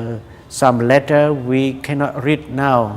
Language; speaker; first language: English; non-native, learner; Khmer